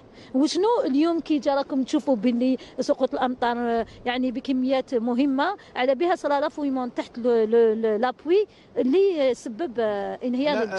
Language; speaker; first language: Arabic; native; Arabic